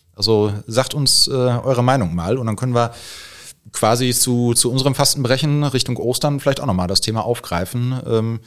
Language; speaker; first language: German; native; German